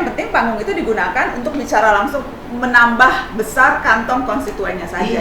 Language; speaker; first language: Indonesian; native; Indonesian